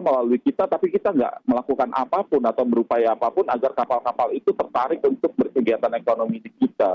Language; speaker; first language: Indonesian; native; Indonesian